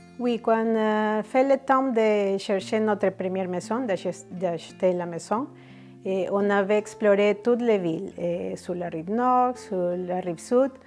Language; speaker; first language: French; non-native, fluent; Spanish